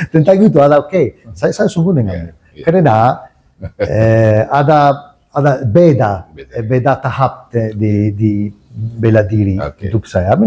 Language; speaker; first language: Indonesian; non-native, learner; Italian